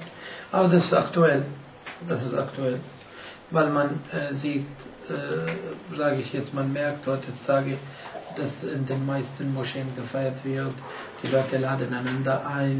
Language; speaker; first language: German; non-native, fluent; Arabic